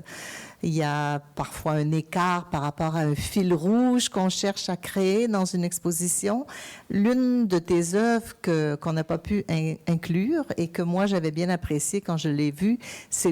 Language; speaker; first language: French; native; French